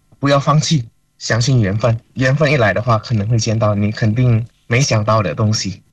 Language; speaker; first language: Chinese; non-native, fluent; Min Nan Chinese